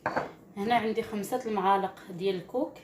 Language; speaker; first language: Arabic; native; Arabic